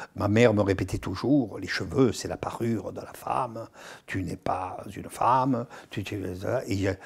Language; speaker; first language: French; native; French